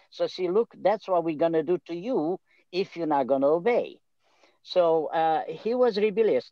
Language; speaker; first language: English; non-native, fluent; Romanian